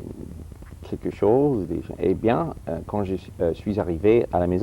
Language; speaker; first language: French; early bilingual, heritage; English